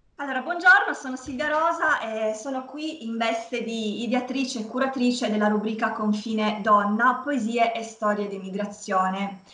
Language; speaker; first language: Italian; native; Italian